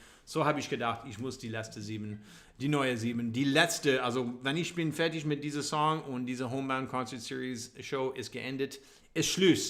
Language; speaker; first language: German; non-native, learner; English